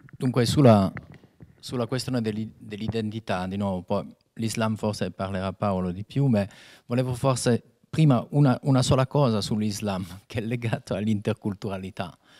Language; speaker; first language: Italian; non-native, fluent; French